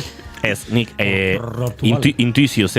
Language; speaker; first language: Basque; native; Basque